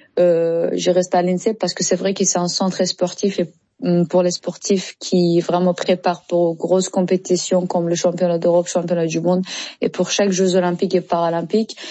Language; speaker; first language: French; non-native, learner; Persian